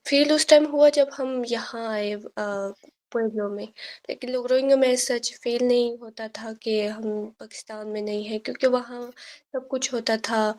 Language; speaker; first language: Urdu; native; Urdu